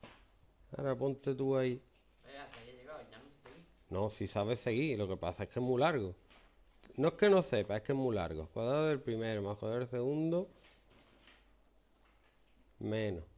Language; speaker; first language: Spanish; native; Spanish